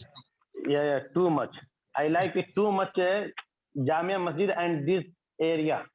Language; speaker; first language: English; non-native, learner; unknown